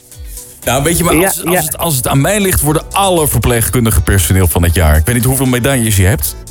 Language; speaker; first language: Dutch; native; Dutch